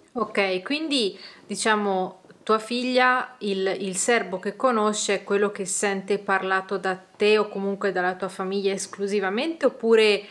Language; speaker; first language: Italian; native; Italian